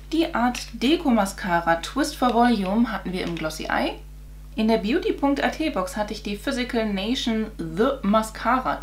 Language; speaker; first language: German; native; German